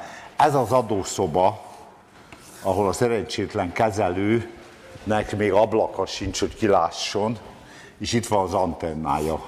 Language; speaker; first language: Hungarian; native; Hungarian